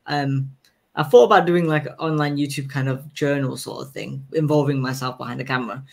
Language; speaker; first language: English; native; English